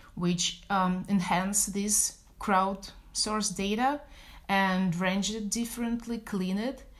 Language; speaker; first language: English; non-native, fluent; Russian